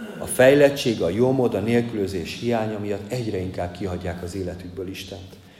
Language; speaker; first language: Hungarian; native; Hungarian